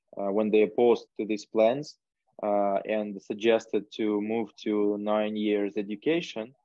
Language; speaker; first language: English; non-native, fluent; Russian